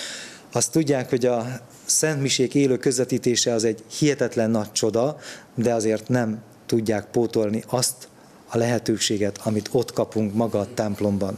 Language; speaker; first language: Hungarian; native; Hungarian